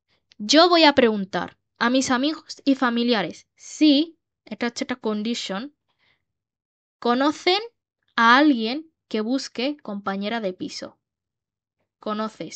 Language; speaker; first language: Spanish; non-native, learner; Bangla